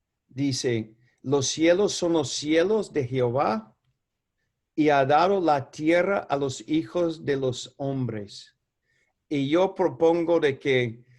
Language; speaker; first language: Spanish; non-native, fluent; English